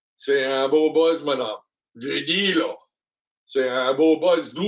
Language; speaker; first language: French; non-native, learner; English